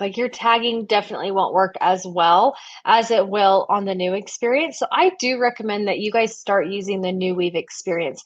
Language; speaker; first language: English; native; English